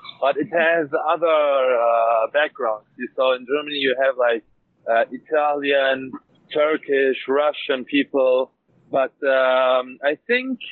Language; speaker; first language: English; non-native, learner; German